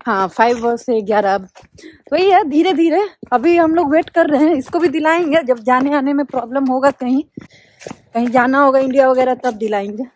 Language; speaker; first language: Hindi; native; Hindi